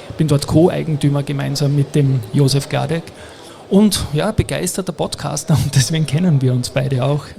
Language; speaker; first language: German; native; German